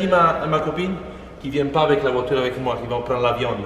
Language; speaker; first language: French; non-native, fluent; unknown